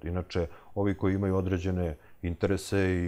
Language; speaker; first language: Serbian; native; Serbian